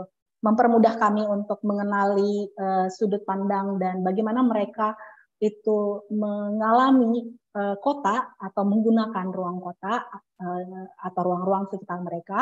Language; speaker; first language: Indonesian; native; Indonesian